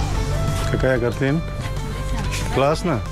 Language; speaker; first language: Russian; non-native, learner; Spanish